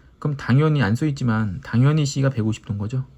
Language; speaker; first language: Korean; native; Korean